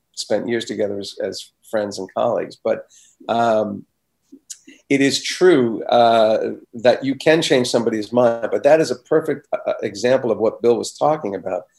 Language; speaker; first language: English; native; English